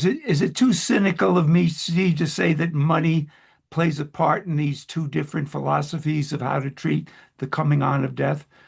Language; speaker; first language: English; native; English